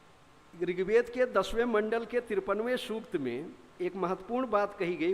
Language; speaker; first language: Hindi; native; Hindi